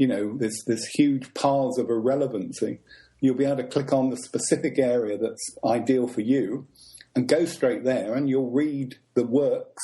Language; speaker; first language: English; native; English